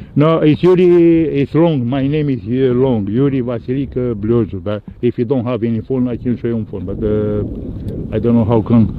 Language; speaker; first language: English; non-native, learner; Romanian